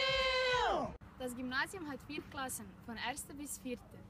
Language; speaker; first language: German; non-native, learner; Slovenian